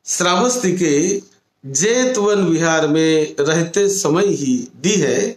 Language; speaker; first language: Hindi; non-native, local second language; Marathi